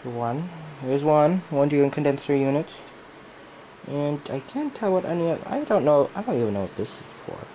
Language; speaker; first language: English; native; English